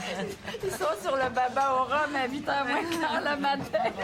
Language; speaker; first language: French; native; French